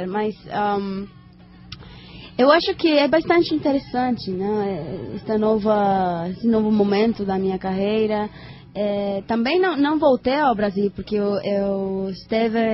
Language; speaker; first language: Portuguese; non-native, learner; Spanish